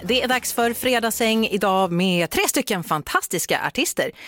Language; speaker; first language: Swedish; native; Swedish